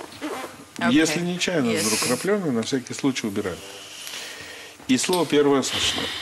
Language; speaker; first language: Russian; native; Russian